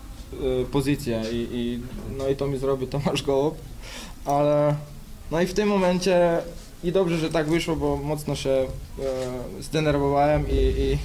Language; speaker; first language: Polish; non-native, fluent; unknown